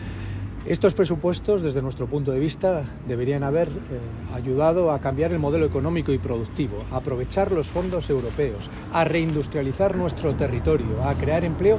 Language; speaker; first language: Spanish; native; Spanish